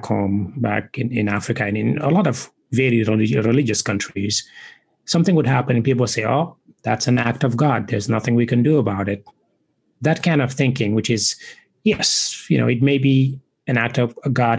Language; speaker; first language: English; non-native, fluent; Wolof